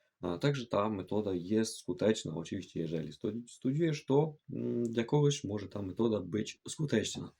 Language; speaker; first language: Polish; non-native, fluent; Ukrainian